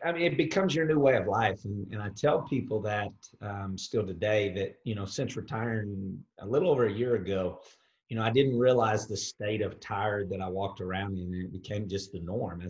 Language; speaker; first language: English; native; English